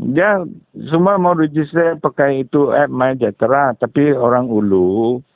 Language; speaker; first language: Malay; non-native, local second language; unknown